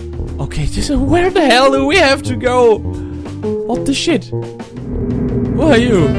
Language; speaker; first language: English; non-native, fluent; German